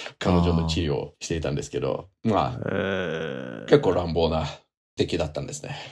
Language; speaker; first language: Japanese; non-native, fluent; Russian